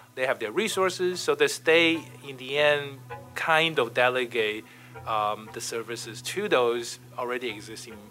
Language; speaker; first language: English; non-native, fluent; Chinese